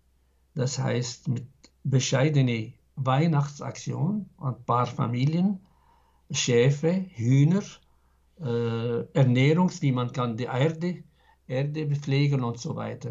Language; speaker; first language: German; non-native, fluent; Arabic